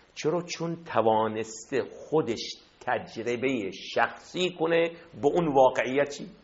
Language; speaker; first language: Persian; non-native, fluent; Arabic